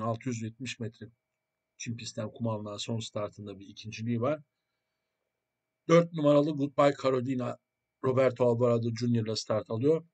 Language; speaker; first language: Turkish; native; Turkish